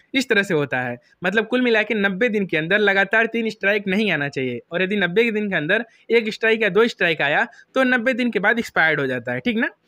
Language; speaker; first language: Hindi; native; Hindi